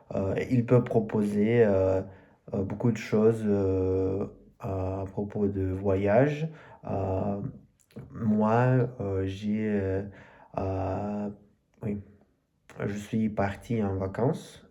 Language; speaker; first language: French; non-native, learner; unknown